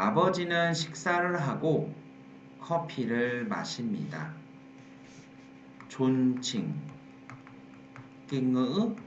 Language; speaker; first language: Korean; non-native, fluent; Vietnamese